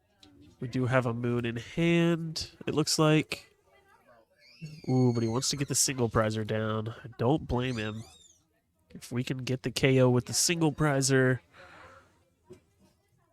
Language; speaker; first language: English; native; English